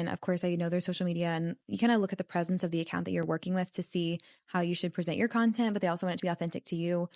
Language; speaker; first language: English; native; English